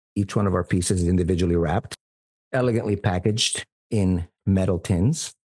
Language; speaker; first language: English; non-native, fluent; Spanish